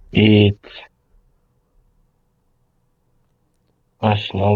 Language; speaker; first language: English; non-native, learner; Russian